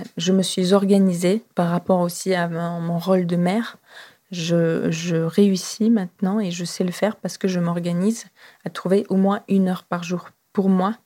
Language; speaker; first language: French; non-native, fluent; Russian